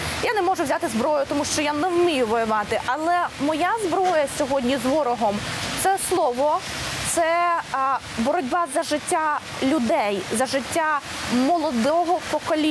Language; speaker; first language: Ukrainian; native; Ukrainian